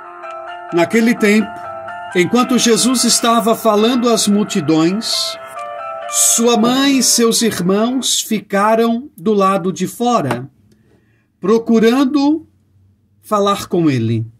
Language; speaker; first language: Portuguese; native; Portuguese